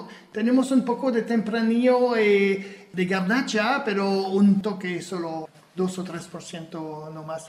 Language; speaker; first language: Spanish; non-native, fluent; French